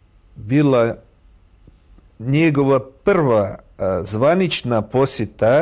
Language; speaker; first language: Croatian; non-native, fluent; Russian